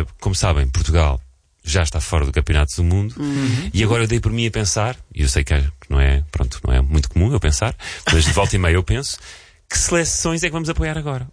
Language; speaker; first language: Portuguese; native; Portuguese